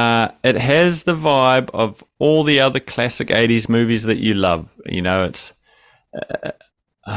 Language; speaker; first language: English; native; English